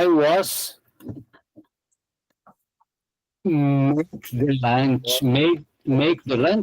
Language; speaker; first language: English; non-native, learner; Portuguese